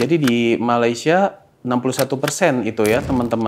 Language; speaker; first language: Indonesian; native; Indonesian